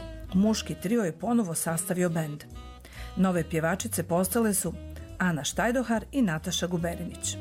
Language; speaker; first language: Croatian; native; Croatian